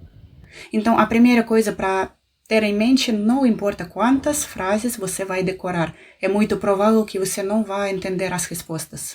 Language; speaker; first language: Portuguese; non-native, fluent; Russian